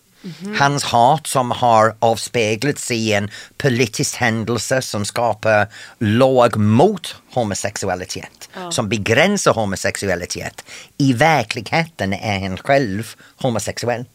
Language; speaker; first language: Swedish; non-native, fluent; English